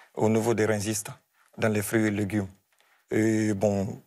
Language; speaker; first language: French; non-native, local second language; Fula